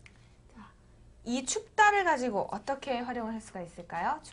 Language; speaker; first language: Korean; native; Korean